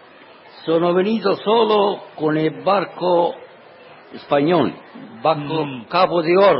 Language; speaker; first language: Italian; non-native, learner; Sicilian